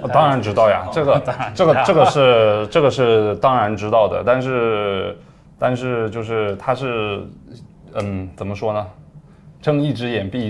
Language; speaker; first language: Chinese; native; Chinese